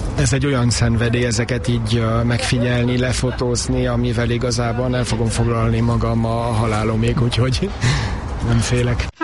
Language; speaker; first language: Hungarian; early bilingual, heritage; Hungarian